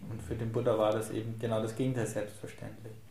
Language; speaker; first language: German; native; German